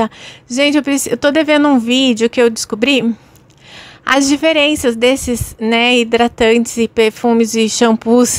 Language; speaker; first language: Portuguese; native; Portuguese